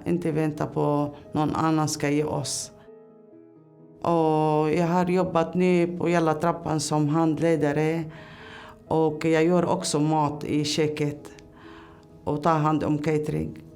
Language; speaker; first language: Swedish; non-native, learner; Arabic